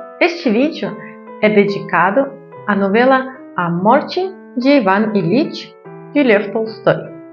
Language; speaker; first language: Portuguese; non-native, fluent; Russian